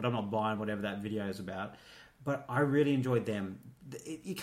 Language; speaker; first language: English; native; English